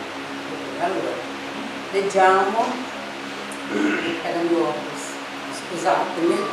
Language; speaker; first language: Italian; non-native, fluent; Portuguese